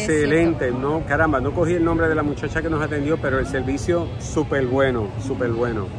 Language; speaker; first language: Spanish; native; Spanish